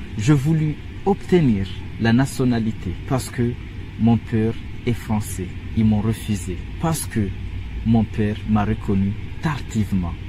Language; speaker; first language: French; non-native, learner; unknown